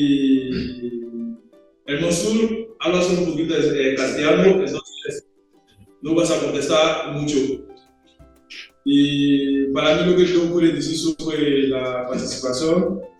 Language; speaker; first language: Spanish; non-native, learner; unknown